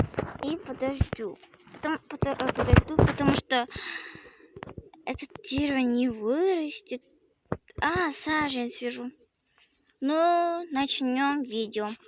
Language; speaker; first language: Russian; non-native, local second language; Kazakh